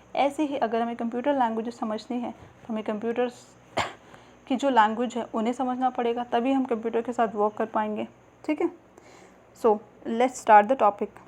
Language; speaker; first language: Hindi; native; Hindi